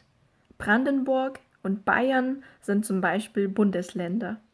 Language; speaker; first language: German; non-native, fluent; Korean